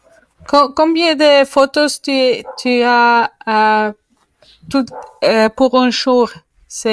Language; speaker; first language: French; non-native, learner; Spanish